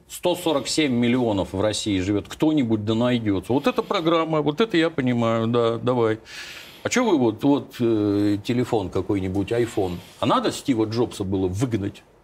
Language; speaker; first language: Russian; native; Russian